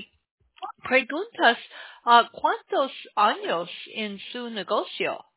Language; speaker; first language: Spanish; non-native, learner; English